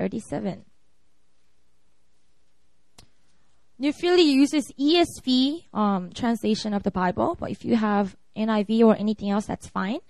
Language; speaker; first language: English; non-native, fluent; Korean